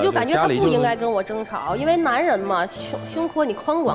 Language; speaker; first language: Chinese; native; Chinese